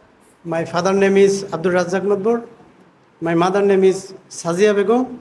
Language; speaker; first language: English; non-native, learner; Bangla